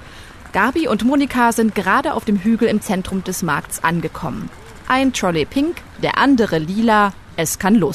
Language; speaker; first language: German; native; German